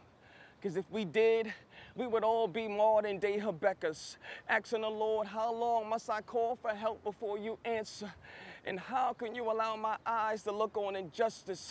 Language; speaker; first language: English; native; English